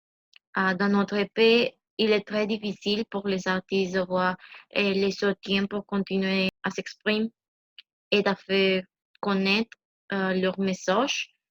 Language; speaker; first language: French; non-native, learner; Spanish